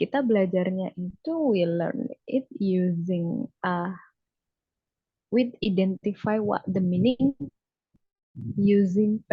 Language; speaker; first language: English; non-native, learner; Indonesian